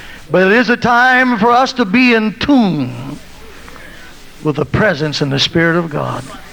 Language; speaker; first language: English; native; English